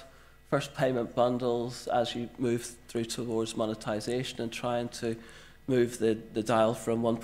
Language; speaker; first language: English; native; English